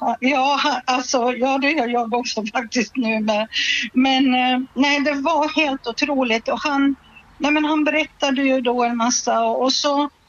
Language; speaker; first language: Swedish; native; Swedish